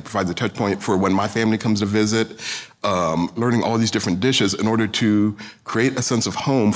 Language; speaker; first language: English; native; English